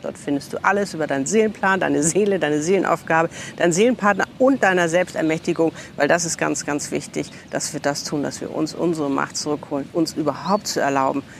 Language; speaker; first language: German; native; German